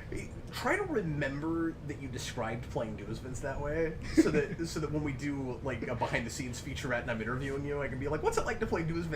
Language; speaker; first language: English; native; English